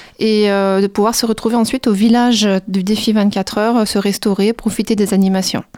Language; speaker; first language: French; native; French